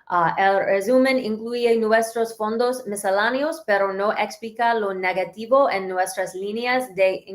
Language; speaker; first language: Spanish; early bilingual, heritage; English